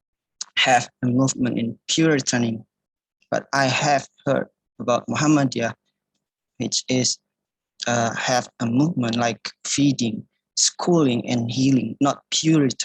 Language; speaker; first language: English; non-native, learner; Indonesian